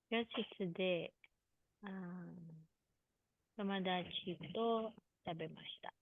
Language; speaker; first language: Japanese; non-native, learner; Filipino